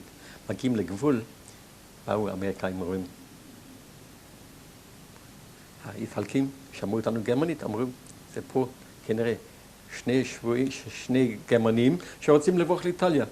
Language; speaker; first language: Hebrew; non-native, fluent; German